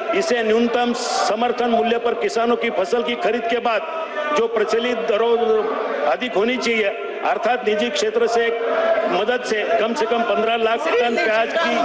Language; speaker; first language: Hindi; non-native, local second language; Marathi